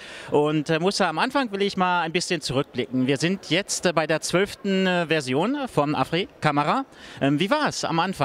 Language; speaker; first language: German; native; German